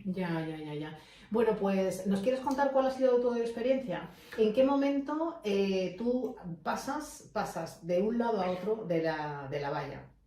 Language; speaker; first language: Spanish; native; Spanish